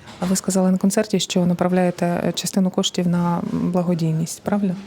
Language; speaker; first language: Ukrainian; native; Ukrainian